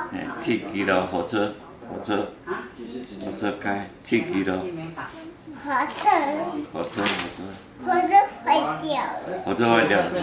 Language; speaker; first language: Chinese; non-native, local second language; Min Nan Chinese